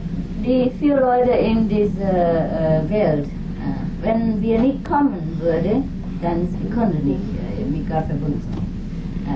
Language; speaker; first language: German; non-native, fluent; Vietnamese